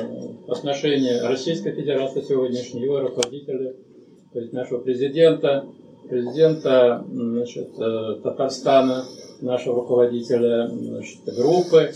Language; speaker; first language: Russian; native; Russian